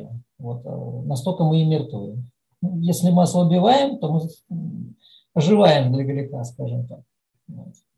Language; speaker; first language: Russian; native; Russian